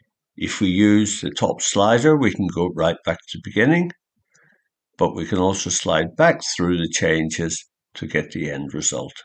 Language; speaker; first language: English; native; English